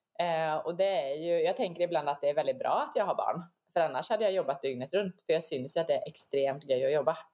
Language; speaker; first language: Swedish; native; Swedish